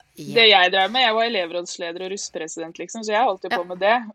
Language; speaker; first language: Norwegian; native; Norwegian